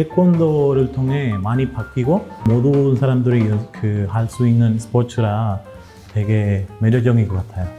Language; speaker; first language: Korean; non-native, fluent; Spanish